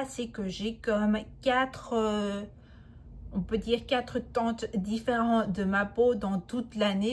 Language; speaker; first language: French; non-native, fluent; Spanish